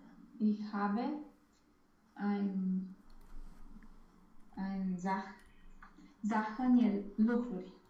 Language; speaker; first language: German; non-native, learner; Romanian